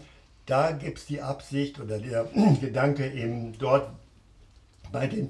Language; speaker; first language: German; native; German